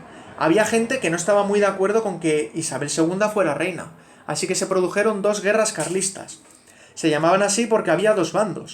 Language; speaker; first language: Spanish; native; Spanish